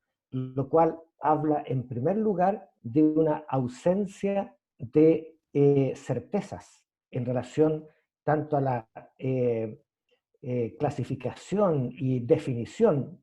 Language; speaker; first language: Spanish; native; Spanish